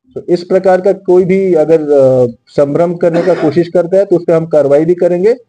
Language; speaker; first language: Hindi; non-native, local second language; Marathi